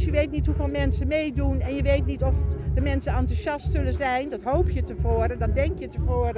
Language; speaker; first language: Dutch; native; Dutch